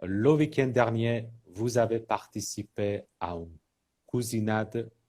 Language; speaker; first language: French; non-native, fluent; Persian